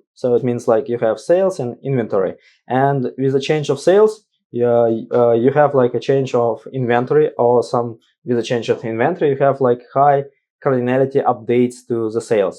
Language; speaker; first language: English; non-native, fluent; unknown